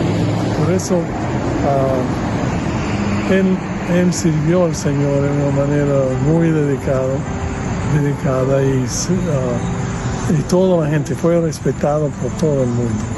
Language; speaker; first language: Spanish; non-native, fluent; English